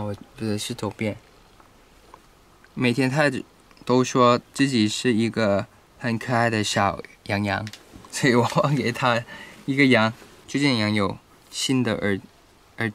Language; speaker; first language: Chinese; non-native, fluent; Thai